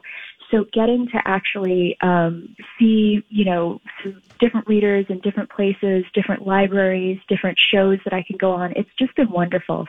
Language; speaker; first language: English; native; English